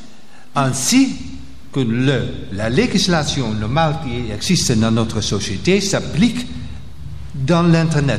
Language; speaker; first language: French; non-native, local second language; Dutch